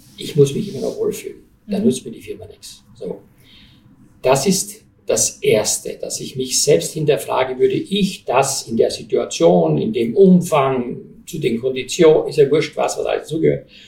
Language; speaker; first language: German; native; German